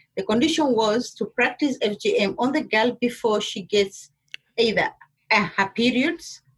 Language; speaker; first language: English; non-native, local second language; Somali